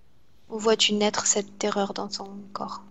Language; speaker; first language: French; native; French